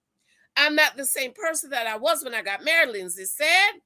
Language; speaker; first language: English; native; English